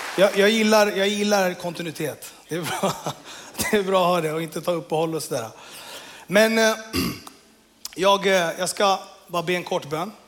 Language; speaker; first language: Swedish; early bilingual, other home language; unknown